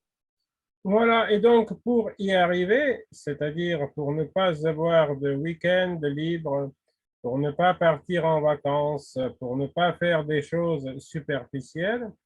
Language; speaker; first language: French; non-native, fluent; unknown